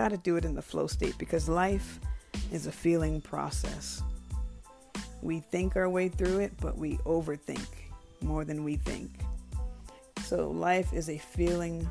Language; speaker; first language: English; native; English